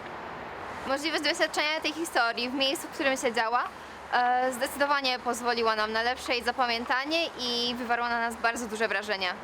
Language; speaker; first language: Polish; native; Polish